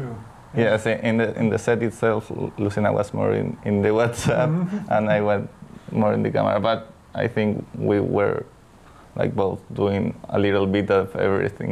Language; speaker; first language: English; non-native, fluent; Spanish